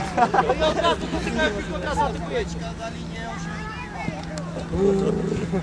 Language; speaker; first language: Polish; native; Polish